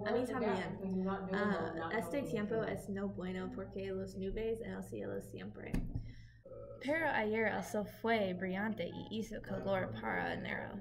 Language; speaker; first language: Spanish; non-native, learner; English